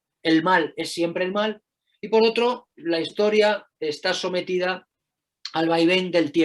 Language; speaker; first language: Spanish; native; Spanish